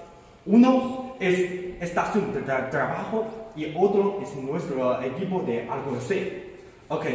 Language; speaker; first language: Spanish; non-native, learner; Chinese